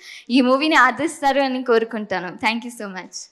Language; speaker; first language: Telugu; non-native, fluent; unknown